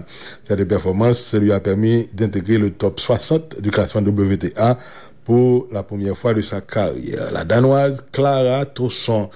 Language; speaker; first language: French; non-native, local second language; Haitian Creole